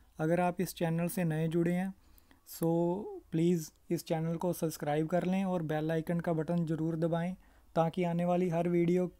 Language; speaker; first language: Hindi; non-native, local second language; Punjabi